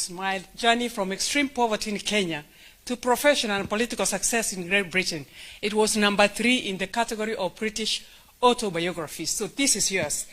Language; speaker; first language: English; non-native, local second language; Gusii